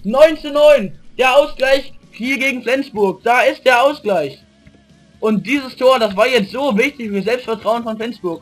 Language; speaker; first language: German; native; German